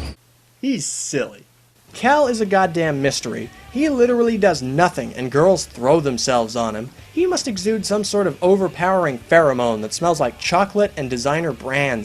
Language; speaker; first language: English; native; English